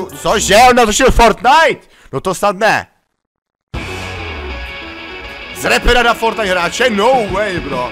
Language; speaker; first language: Czech; native; Czech